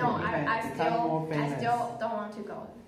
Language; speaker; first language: English; non-native, learner; Chinese